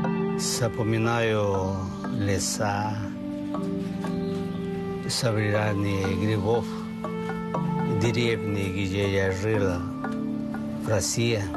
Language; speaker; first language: Russian; non-native, fluent; Chinese